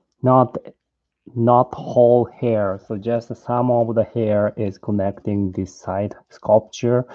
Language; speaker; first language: English; non-native, learner; Japanese